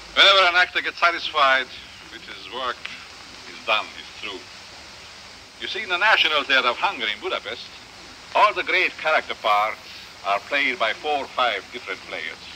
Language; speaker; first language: English; non-native, fluent; Hungarian